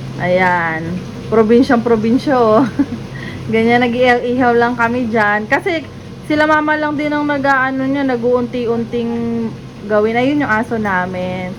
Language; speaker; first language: Filipino; native; Filipino